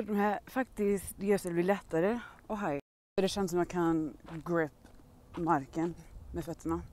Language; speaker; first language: Swedish; early bilingual, heritage; Swedish